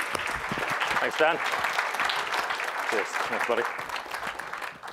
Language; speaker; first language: English; native; English